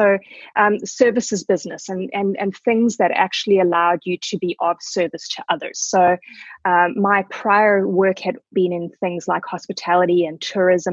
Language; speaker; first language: English; native; English